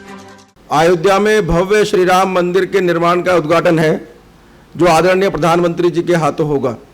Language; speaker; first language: Hindi; native; Hindi